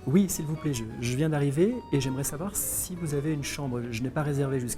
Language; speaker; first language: French; native; French